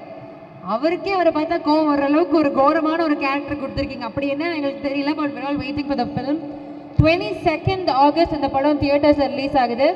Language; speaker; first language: Tamil; native; Tamil